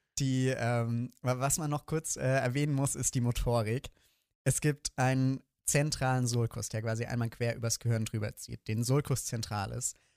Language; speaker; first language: German; native; German